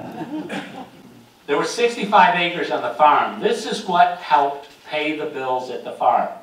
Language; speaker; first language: English; native; English